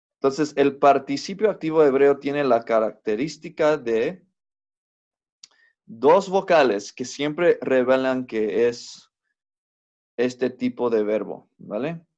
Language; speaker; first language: Spanish; non-native, fluent; English